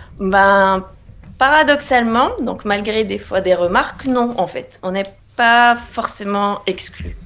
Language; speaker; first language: French; non-native, local second language; Arabic